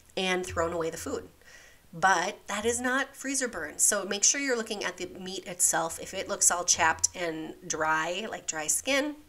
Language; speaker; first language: English; native; English